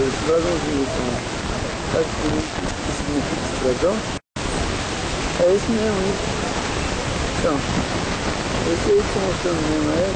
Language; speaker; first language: Portuguese; native; Portuguese